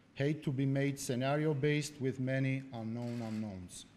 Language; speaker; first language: English; non-native, fluent; Armenian